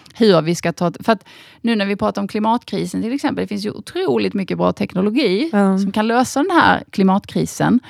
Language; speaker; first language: Swedish; native; Swedish